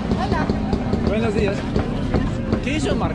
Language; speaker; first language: Spanish; non-native, learner; Ukrainian